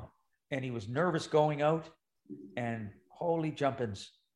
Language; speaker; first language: English; native; English